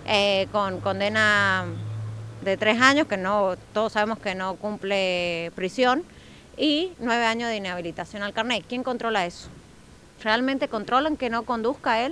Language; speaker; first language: Spanish; native; Spanish